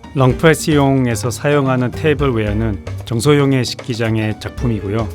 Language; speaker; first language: Korean; native; Korean